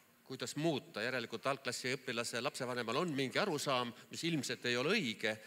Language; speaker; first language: Estonian; native; Estonian